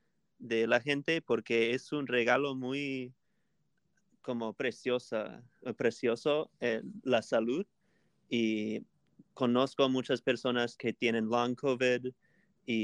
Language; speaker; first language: Spanish; non-native, fluent; English